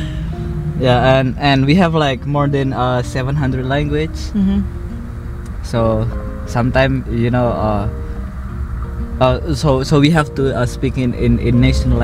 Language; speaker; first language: English; non-native, learner; Javanese